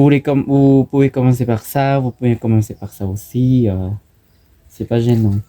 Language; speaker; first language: French; non-native, fluent; Thai